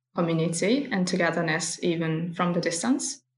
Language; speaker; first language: English; non-native, fluent; Japanese